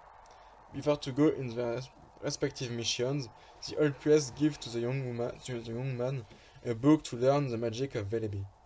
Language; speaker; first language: English; non-native, fluent; French